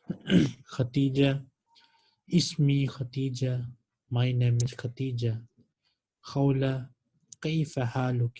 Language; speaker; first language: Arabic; non-native, fluent; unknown